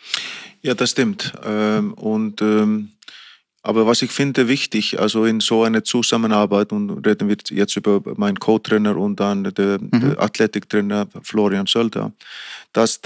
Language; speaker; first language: German; non-native, fluent; Icelandic